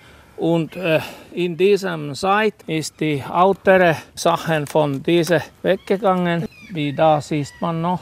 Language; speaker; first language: German; non-native, learner; Finnish